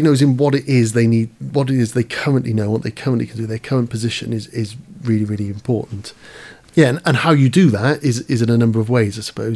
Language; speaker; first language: English; native; English